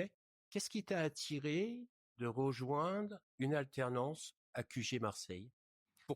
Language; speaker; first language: French; native; French